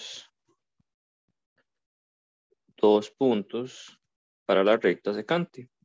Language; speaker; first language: Spanish; native; Spanish